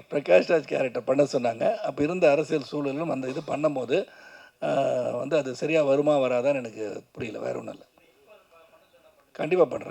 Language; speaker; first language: Tamil; native; Tamil